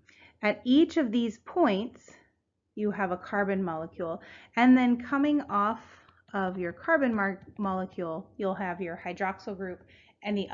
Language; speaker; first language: English; native; English